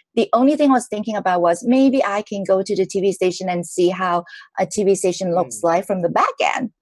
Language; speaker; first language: English; non-native, local second language; Cantonese